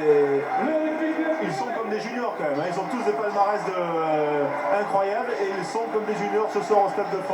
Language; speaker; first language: French; native; French